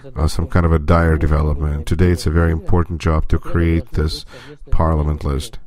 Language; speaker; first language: English; non-native, fluent; Russian